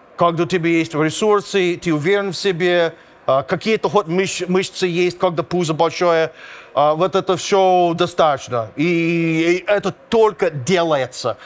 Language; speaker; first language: Russian; non-native, fluent; English